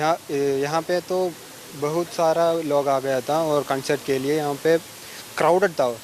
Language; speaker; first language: Hindi; non-native, local second language; Malayalam